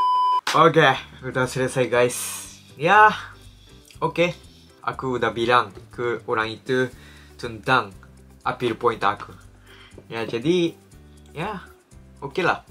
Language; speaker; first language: Indonesian; non-native, fluent; Japanese